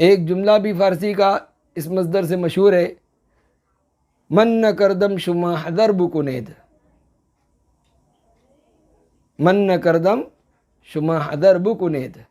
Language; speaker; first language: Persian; non-native, fluent; Urdu